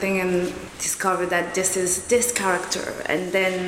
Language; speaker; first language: English; non-native, local second language; Kinyarwanda